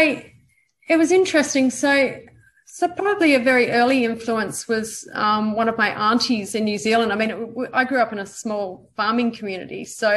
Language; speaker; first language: English; native; English